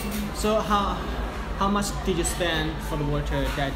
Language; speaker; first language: English; non-native, fluent; Cantonese